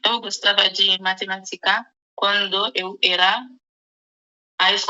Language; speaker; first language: Portuguese; non-native, learner; Haitian Creole